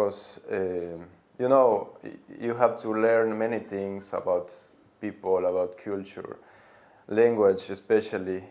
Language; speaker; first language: English; non-native, learner; Spanish